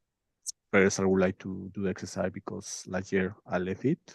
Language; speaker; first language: English; non-native, learner; Spanish